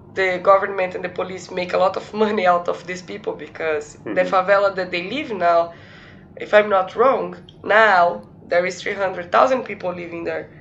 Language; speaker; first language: English; non-native, fluent; Portuguese